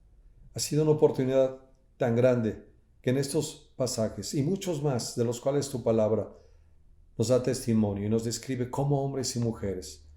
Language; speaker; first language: Spanish; native; Spanish